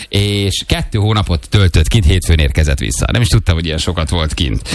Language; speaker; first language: Hungarian; native; Hungarian